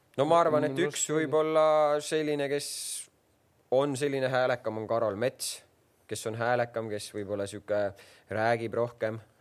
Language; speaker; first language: Estonian; native; Estonian